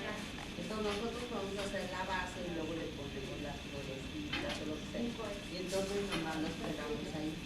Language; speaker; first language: Spanish; native; Spanish